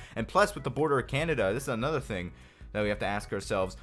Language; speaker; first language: English; native; English